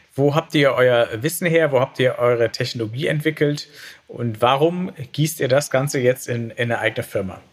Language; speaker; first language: German; native; German